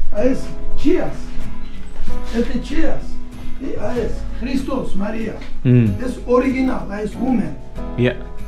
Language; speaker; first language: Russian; non-native, local second language; Georgian